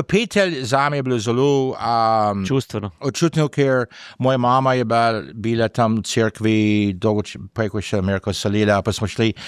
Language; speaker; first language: Slovenian; early bilingual, heritage; English